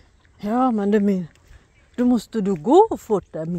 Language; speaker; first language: Swedish; non-native, learner; Filipino